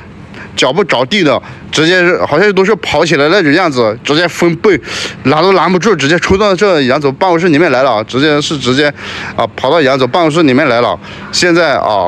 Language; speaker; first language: Chinese; native; Chinese